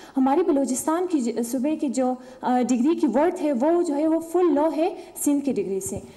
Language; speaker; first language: Urdu; native; Urdu